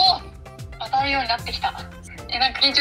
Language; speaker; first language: Japanese; native; Japanese